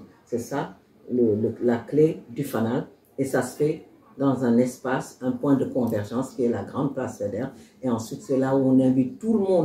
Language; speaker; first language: French; non-native, local second language; Wolof